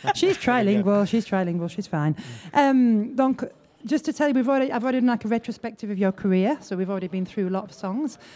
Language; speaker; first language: French; non-native, fluent; English